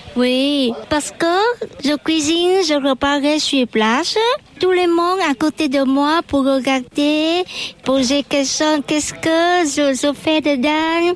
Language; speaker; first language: French; non-native, learner; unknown